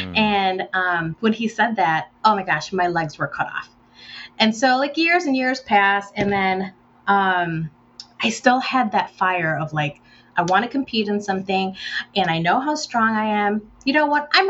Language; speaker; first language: English; native; English